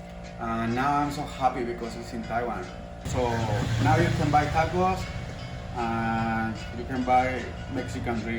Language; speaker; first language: English; non-native, learner; Spanish